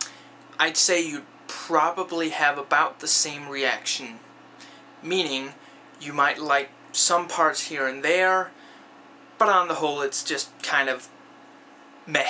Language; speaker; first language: English; native; English